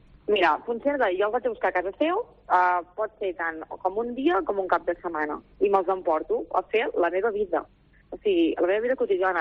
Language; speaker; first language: Catalan; native; Catalan